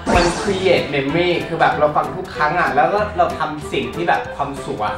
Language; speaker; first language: Thai; early bilingual, heritage; English